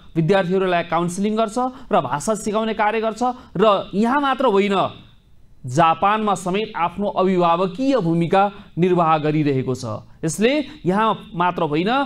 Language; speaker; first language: Nepali; native; Nepali